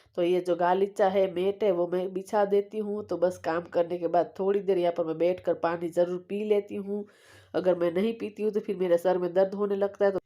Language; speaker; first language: Hindi; non-native, local second language; Gujarati